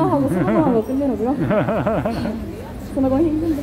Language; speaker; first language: Korean; non-native, fluent; Japanese